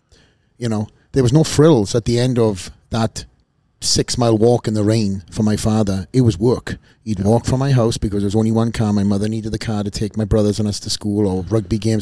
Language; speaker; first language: English; native; English